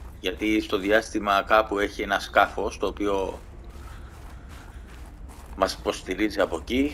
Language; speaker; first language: Greek; native; Greek